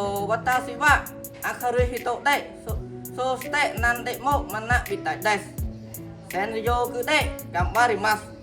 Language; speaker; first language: Japanese; non-native, learner; Khmer